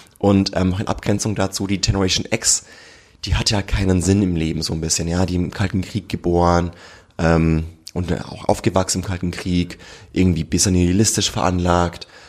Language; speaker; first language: German; native; German